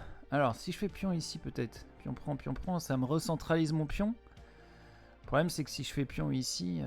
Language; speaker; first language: French; native; French